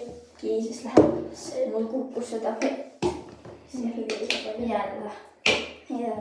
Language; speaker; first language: Estonian; early bilingual, heritage; Estonian